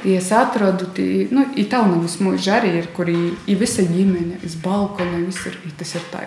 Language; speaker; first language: Latvian; native; Latvian